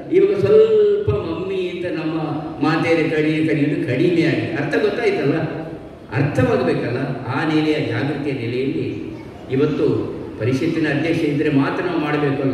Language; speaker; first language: Kannada; non-native, local second language; Tulu